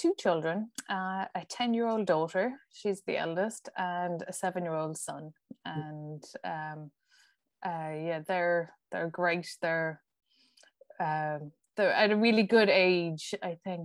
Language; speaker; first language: English; native; English